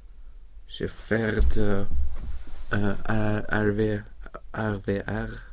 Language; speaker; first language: French; non-native, learner; Swedish